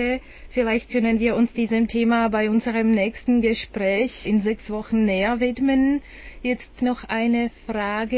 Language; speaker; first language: German; non-native, fluent; Czech